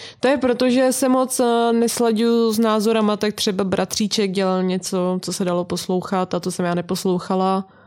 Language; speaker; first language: Czech; native; Czech